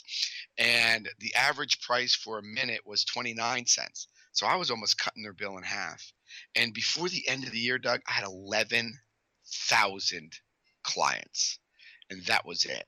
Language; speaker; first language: English; native; English